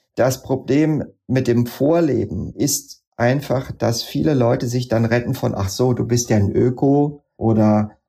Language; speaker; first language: German; native; German